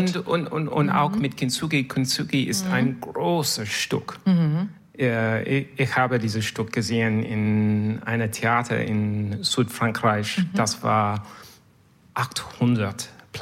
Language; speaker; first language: German; non-native, learner; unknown